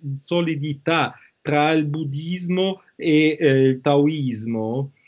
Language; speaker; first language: Italian; native; Italian